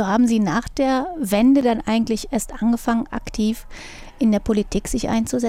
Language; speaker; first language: German; native; German